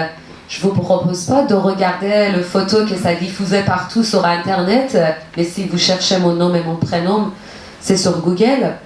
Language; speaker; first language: French; non-native, learner; Persian